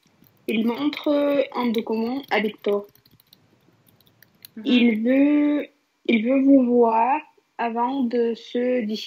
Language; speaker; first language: French; non-native, learner; Russian